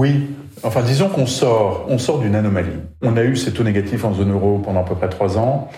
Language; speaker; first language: French; native; French